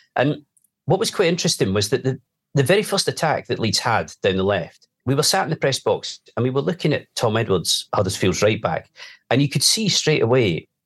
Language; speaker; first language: English; native; English